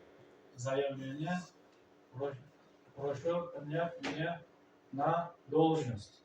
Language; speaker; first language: Russian; non-native, learner; Uzbek